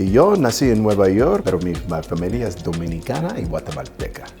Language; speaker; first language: Spanish; early bilingual, heritage; Spanish